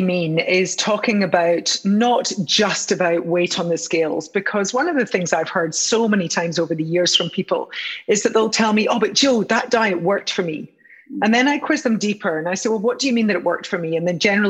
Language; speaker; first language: English; native; English